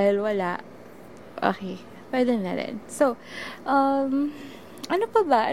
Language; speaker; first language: English; non-native, local second language; Filipino